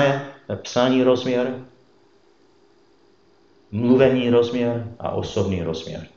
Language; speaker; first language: Czech; non-native, fluent; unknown